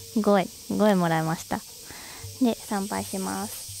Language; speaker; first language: Japanese; non-native, fluent; Chinese